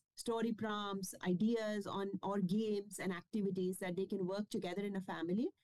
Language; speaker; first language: English; non-native, local second language; Kashmiri